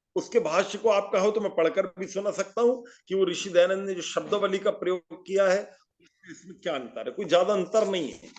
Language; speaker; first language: Hindi; native; Hindi